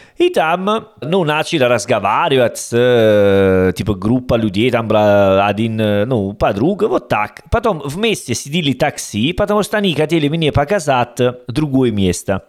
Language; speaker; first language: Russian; non-native, learner; Italian